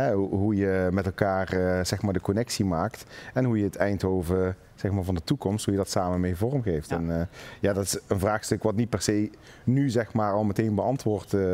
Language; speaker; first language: Dutch; native; Dutch